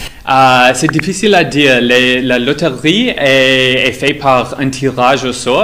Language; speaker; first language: French; non-native, fluent; English